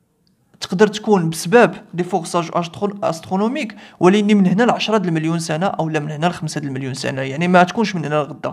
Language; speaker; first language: Arabic; native; Arabic